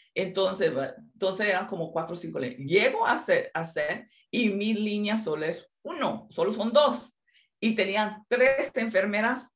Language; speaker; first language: Spanish; early bilingual, other home language; English